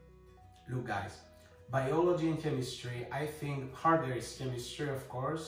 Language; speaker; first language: English; non-native, fluent; Greek